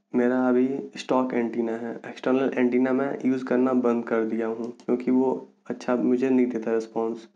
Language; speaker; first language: Hindi; native; Hindi